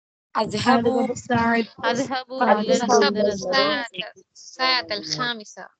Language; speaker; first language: Arabic; non-native, learner; Tamil